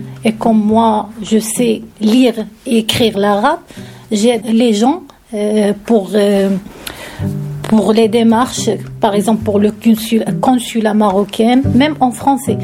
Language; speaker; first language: French; non-native, local second language; Arabic